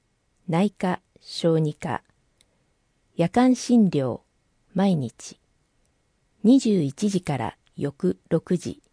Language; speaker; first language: Japanese; native; Japanese